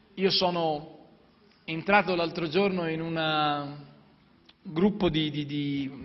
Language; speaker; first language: Italian; native; Italian